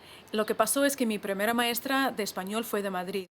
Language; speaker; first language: Spanish; non-native, fluent; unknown